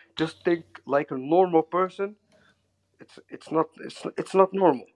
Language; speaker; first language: English; non-native, learner; Dutch